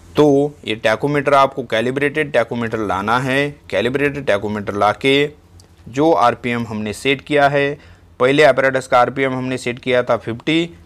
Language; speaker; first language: Hindi; non-native, local second language; Marathi